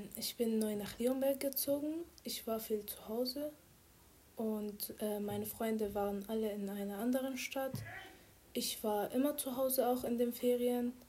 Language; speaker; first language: German; non-native, fluent; Arabic